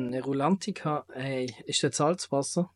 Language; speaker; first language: German; native; German